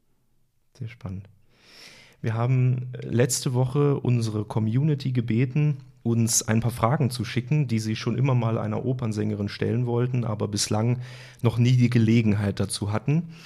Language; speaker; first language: German; native; German